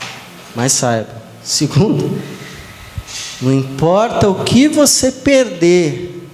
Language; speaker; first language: Portuguese; native; Portuguese